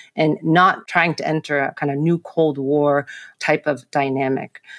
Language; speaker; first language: English; non-native, local second language; Cantonese